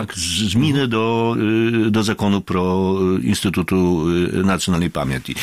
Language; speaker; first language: Ukrainian; non-native, fluent; Polish